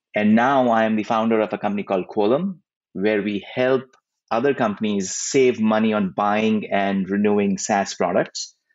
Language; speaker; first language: English; non-native, local second language; Hindi